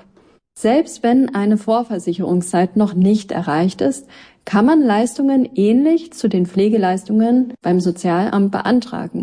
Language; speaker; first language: German; native; German